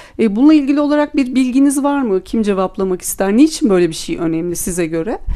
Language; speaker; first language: Turkish; native; Turkish